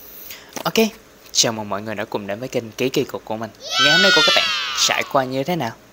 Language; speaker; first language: Vietnamese; non-native, local second language; Cantonese